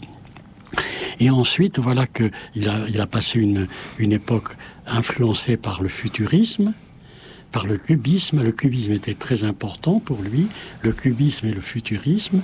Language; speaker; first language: French; native; French